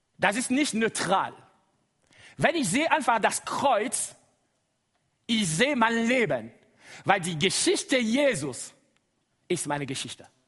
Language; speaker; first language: German; non-native, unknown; Lingala